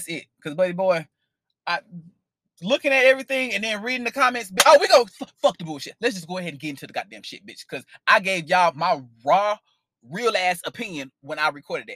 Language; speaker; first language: English; native; English